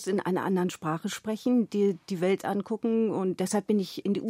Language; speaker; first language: German; native; German